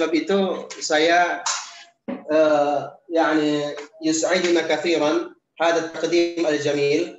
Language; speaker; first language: Arabic; non-native, fluent; Indonesian